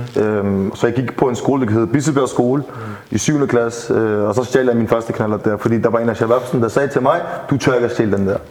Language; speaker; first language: Danish; native; Danish